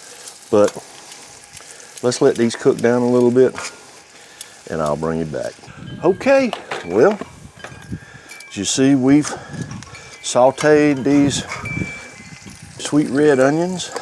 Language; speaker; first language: English; native; English